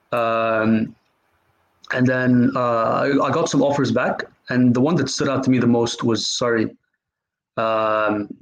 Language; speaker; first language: English; non-native, fluent; Arabic